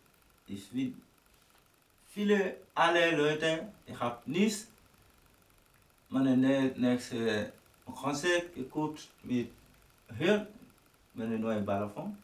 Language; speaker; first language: German; non-native, learner; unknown